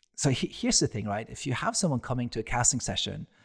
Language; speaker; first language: English; non-native, fluent; Norwegian